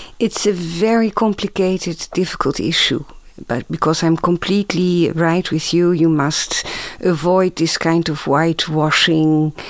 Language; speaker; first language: English; non-native, fluent; Dutch